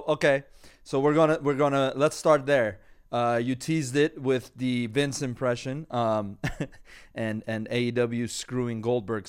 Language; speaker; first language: English; non-native, fluent; Persian